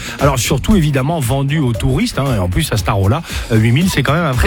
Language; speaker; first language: French; native; French